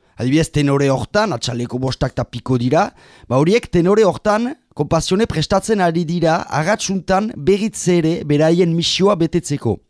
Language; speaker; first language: Basque; native; Basque